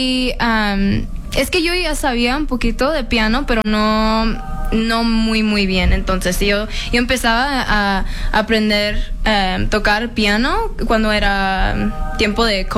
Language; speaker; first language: Spanish; early bilingual, heritage; English